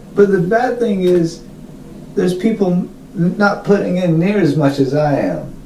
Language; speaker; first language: English; native; English